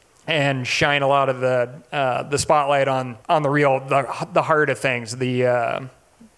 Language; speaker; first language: English; native; English